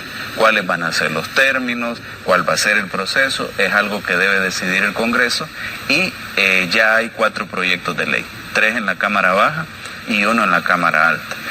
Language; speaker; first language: Spanish; native; Spanish